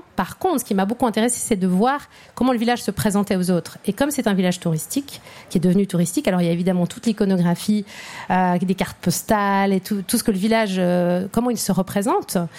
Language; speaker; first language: French; native; French